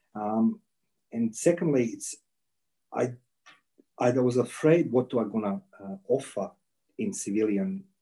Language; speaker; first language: English; non-native, learner; Croatian